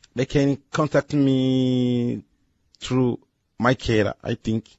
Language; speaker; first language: English; non-native, learner; Lingala